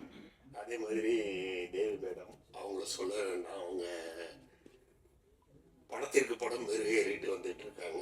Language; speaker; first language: Tamil; native; Tamil